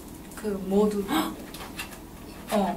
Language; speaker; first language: Korean; non-native, fluent; Chinese